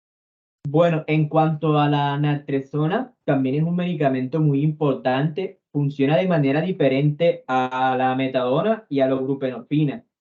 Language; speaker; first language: Spanish; native; Spanish